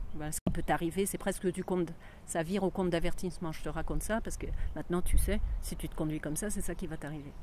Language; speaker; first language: French; native; French